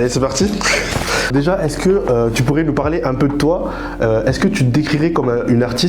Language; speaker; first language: French; native; French